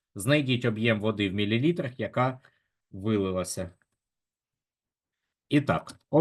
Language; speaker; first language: Ukrainian; native; Ukrainian